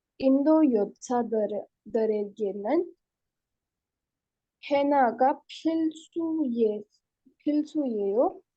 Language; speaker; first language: Korean; non-native, learner; Hindi